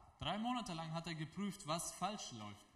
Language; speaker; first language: German; non-native, fluent; Russian